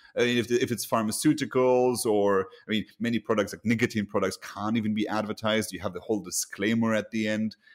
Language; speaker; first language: English; non-native, fluent; Luxembourgish